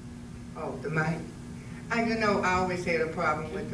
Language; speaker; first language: English; native; English